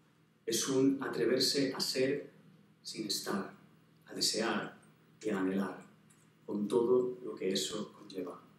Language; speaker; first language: Spanish; native; Spanish